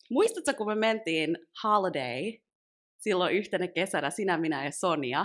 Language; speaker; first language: Finnish; native; Finnish